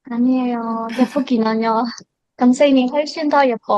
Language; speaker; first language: Korean; non-native, learner; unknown